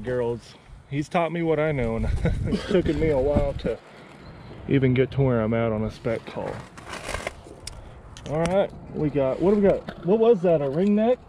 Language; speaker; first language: English; native; English